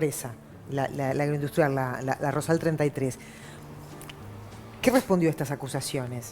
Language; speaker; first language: Spanish; native; Spanish